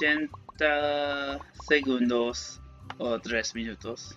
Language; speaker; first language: Spanish; non-native, learner; English